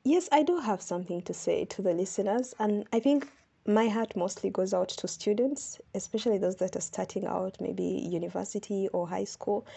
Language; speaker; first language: English; non-native, local second language; Ganda